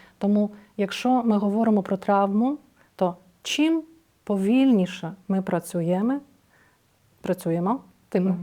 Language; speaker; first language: Ukrainian; native; Ukrainian